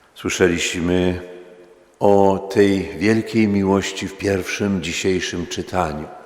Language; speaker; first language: Polish; native; Polish